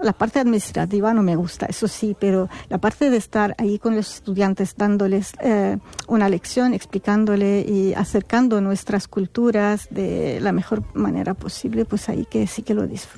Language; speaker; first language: Spanish; non-native, fluent; Arabic